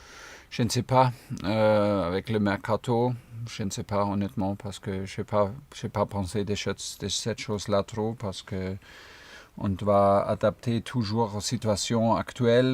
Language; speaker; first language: French; non-native, fluent; German